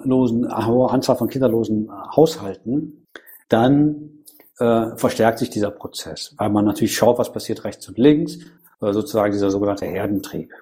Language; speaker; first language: German; native; German